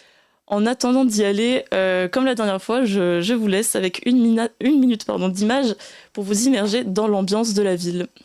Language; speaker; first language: French; native; French